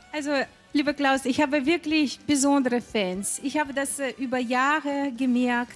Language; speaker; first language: German; non-native, fluent; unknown